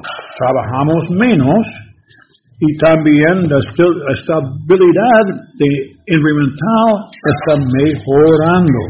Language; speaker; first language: Spanish; non-native, learner; English